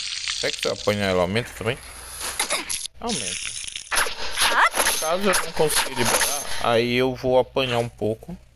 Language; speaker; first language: Portuguese; native; Portuguese